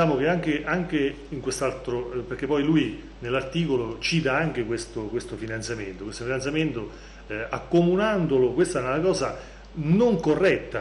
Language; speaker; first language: Italian; native; Italian